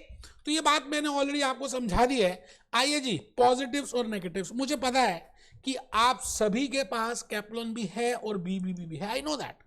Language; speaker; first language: Hindi; native; Hindi